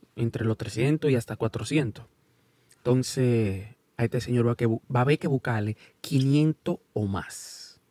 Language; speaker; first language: Spanish; early bilingual, heritage; Spanish